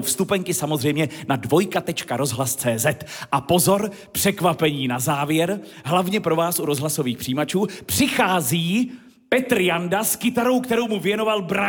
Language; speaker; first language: Czech; native; Czech